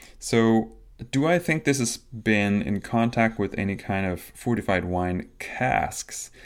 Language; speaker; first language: English; non-native, fluent; Danish